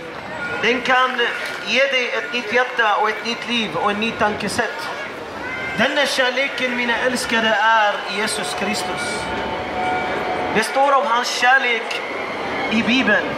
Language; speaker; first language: Swedish; non-native, fluent; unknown